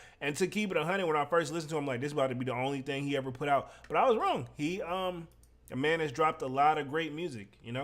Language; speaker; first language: English; native; English